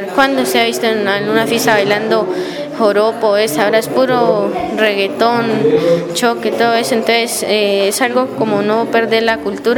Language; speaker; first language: Spanish; native; Spanish